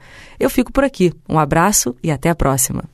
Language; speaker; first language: Portuguese; native; Portuguese